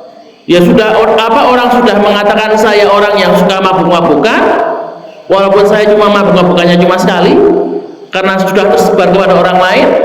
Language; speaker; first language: Indonesian; non-native, local second language; Javanese